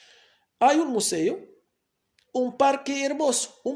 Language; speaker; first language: Spanish; non-native, fluent; Arabic